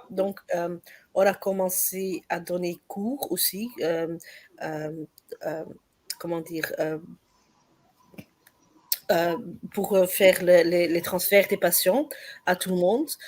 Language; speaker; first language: French; non-native, learner; Dutch